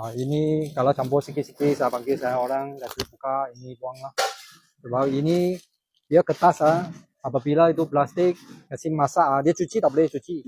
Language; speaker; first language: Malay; non-native, local second language; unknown